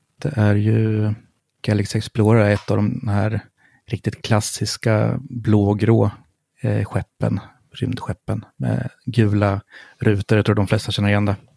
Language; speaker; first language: Swedish; native; Swedish